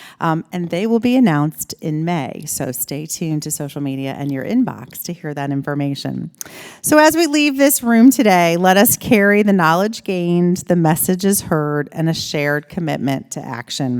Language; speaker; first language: English; native; English